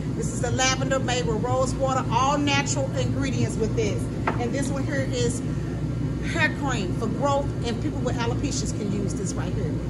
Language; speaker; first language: English; native; English